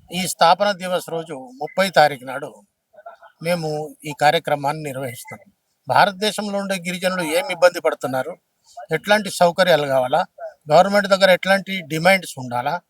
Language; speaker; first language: Telugu; non-native, local second language; Lambadi